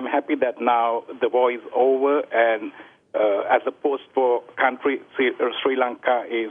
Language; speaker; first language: English; non-native, local second language; Sinhala